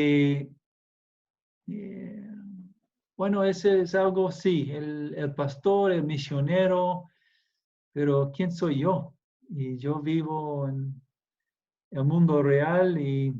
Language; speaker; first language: Spanish; non-native, fluent; English